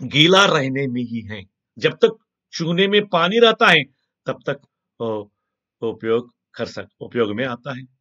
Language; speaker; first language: Hindi; non-native, local second language; Telugu